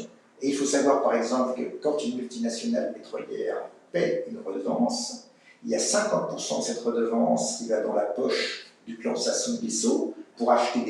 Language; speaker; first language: French; native; French